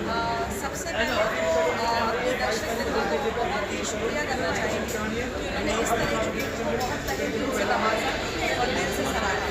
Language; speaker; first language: Hindi; native; Hindi